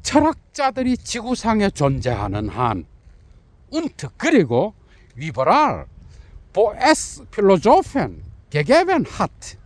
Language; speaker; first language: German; non-native, learner; Korean